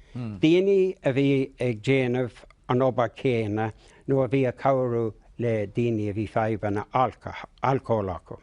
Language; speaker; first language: Irish; non-native, local second language; English